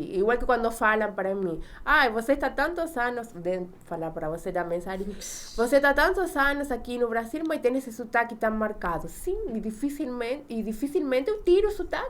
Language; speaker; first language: Portuguese; non-native, fluent; Spanish